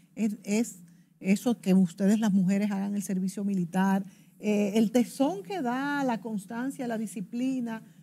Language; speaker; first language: Spanish; native; Spanish